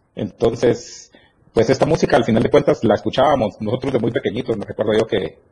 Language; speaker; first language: Spanish; native; Spanish